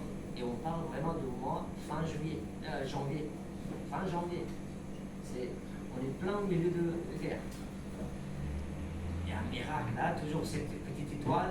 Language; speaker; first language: French; non-native, fluent; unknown